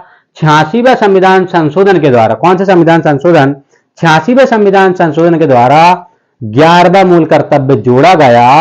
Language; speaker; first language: Hindi; native; Hindi